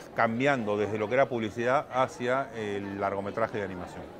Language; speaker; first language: Spanish; native; Spanish